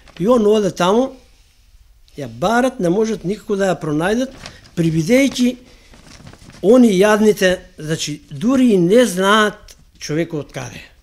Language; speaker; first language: Macedonian; native; Macedonian